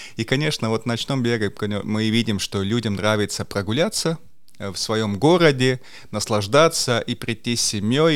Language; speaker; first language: Russian; non-native, local second language; Estonian